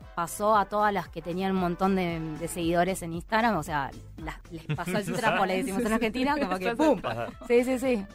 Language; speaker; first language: Spanish; native; Spanish